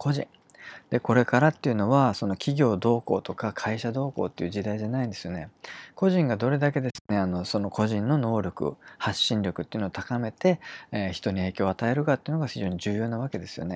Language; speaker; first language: Japanese; native; Japanese